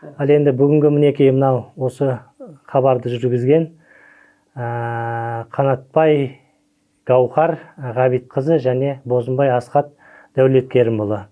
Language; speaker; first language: Kazakh; native; Kazakh